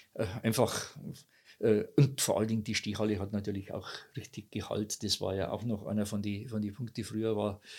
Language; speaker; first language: German; native; German